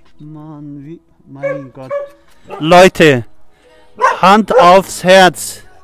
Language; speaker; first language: German; early bilingual, other home language; Turkish